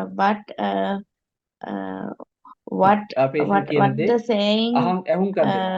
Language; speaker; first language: English; non-native, learner; Sinhala